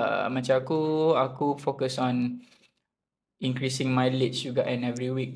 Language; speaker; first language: English; non-native, local second language; Malay